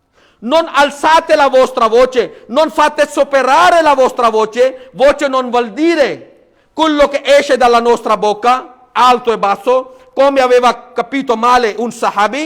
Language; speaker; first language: Italian; non-native, fluent; Urdu